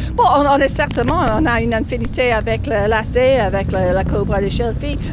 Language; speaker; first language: French; non-native, fluent; English